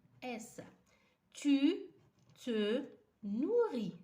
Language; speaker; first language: French; non-native, fluent; Arabic